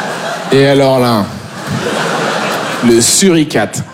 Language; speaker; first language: French; native; French